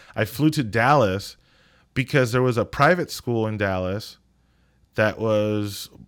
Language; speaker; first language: English; non-native, fluent; Spanish